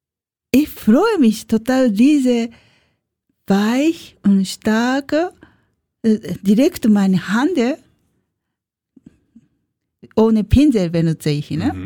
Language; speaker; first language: German; non-native, learner; Japanese